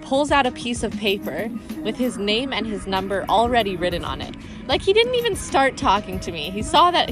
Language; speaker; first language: English; native; English